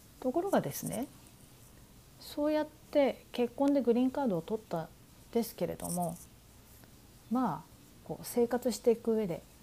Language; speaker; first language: Japanese; native; Japanese